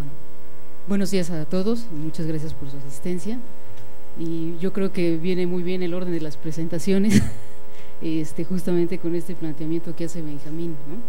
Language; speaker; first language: Spanish; native; Spanish